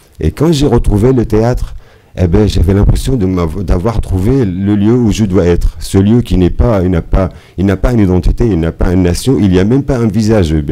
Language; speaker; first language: French; non-native, fluent; Arabic